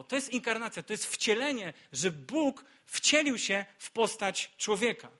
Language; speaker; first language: Polish; native; Polish